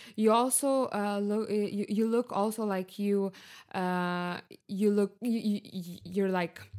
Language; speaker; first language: English; non-native, fluent; Lithuanian